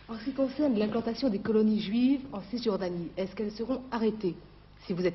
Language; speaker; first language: French; native; French